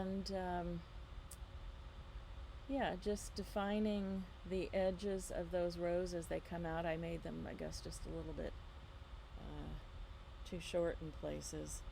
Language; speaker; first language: English; native; English